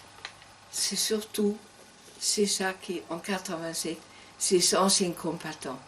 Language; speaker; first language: French; non-native, learner; German